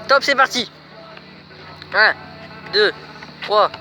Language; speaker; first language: French; native; French